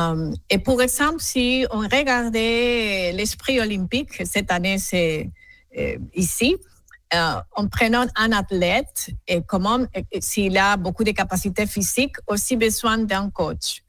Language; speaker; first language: French; non-native, fluent; Spanish